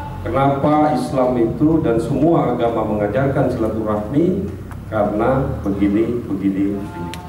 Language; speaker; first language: Indonesian; non-native, local second language; Madurese